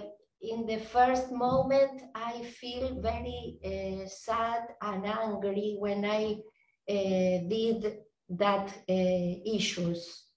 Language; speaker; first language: English; non-native, learner; Spanish